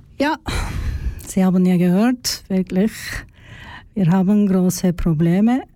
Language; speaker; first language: German; non-native, learner; Turkish